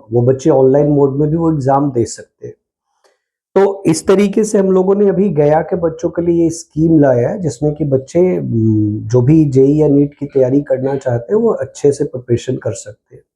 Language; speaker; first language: Hindi; native; Hindi